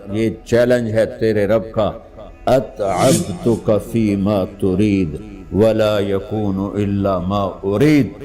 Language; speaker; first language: Urdu; non-native, local second language; Punjabi